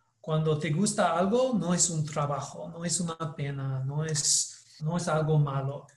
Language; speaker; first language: Spanish; non-native, learner; English